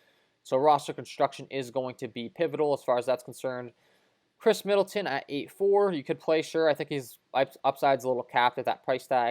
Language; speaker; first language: English; native; English